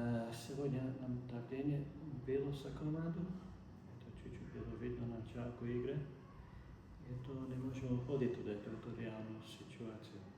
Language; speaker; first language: Russian; non-native, learner; Serbian